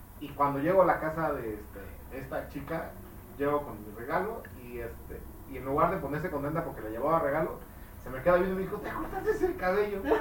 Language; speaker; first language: Spanish; native; Spanish